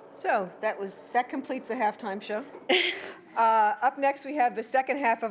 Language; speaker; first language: English; native; English